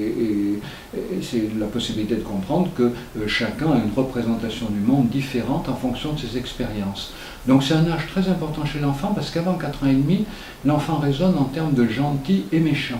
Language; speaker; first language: French; native; French